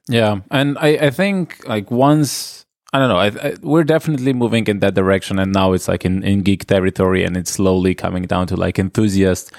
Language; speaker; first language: English; non-native, fluent; Slovenian